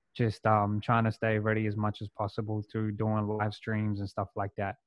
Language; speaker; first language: English; non-native, local second language; Punjabi